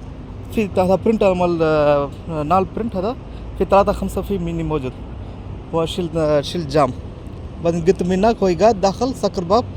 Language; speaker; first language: Arabic; non-native, learner; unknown